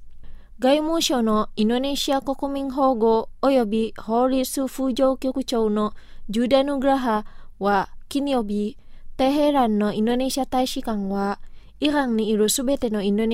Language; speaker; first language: Japanese; non-native, fluent; Indonesian